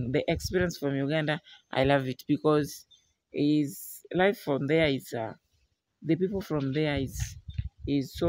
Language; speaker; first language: English; non-native, learner; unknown